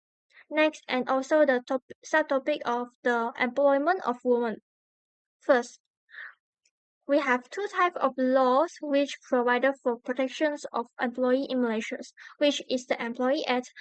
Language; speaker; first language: English; non-native, learner; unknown